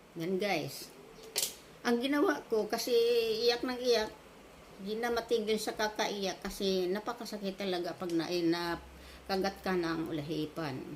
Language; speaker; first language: Filipino; non-native, local second language; Cebuano